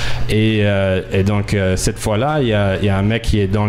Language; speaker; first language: French; non-native, fluent; English